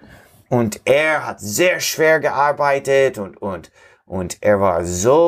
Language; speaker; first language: German; non-native, fluent; English